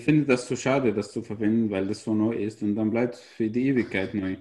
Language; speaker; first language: German; non-native, fluent; Arabic